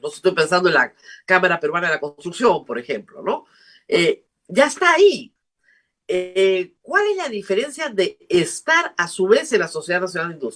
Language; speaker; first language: Spanish; native; Spanish